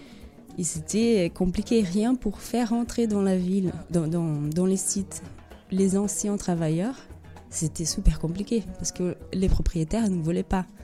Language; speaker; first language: French; non-native, fluent; Portuguese